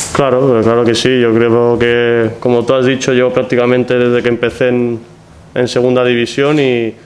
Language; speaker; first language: Spanish; native; Spanish